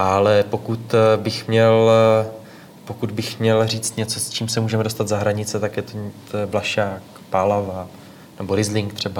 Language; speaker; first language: Czech; native; Czech